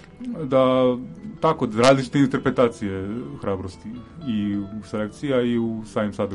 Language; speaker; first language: Serbian; native; Serbian